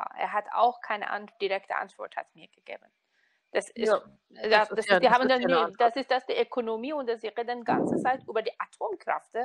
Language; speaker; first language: German; non-native, learner; Persian